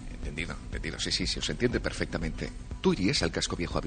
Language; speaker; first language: Spanish; native; Spanish